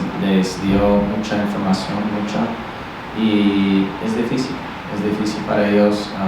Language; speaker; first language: Spanish; non-native, learner; English